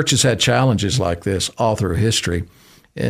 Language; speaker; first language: English; native; English